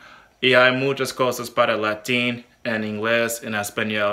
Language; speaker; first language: Spanish; non-native, learner; English